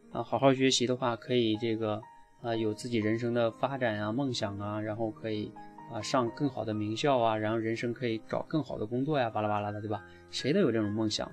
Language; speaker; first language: Chinese; native; Chinese